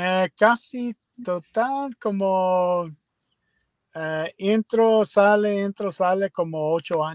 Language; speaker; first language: Spanish; non-native, learner; English